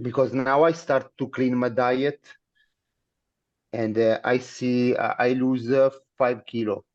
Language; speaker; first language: English; non-native, learner; Italian